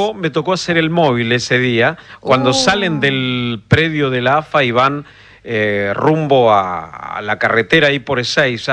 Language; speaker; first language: Spanish; native; Spanish